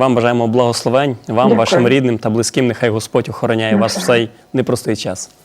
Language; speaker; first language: Ukrainian; native; Ukrainian